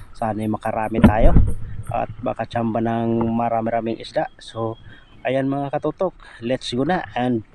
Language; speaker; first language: Filipino; non-native, local second language; Masbatenyo